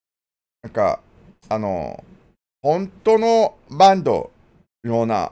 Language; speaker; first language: Japanese; non-native, learner; English